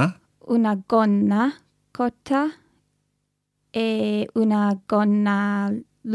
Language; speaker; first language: Italian; non-native, learner; English